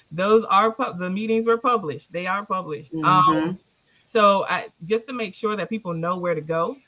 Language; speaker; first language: English; native; English